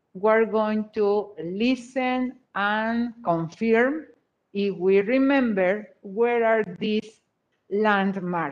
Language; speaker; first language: English; non-native, fluent; Spanish